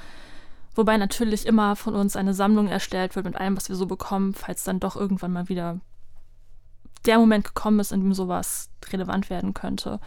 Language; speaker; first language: German; native; German